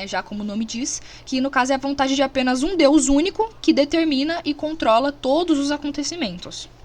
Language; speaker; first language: Portuguese; native; Portuguese